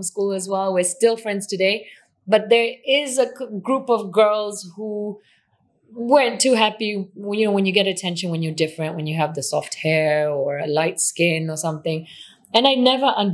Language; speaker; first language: English; non-native, local second language; Swahili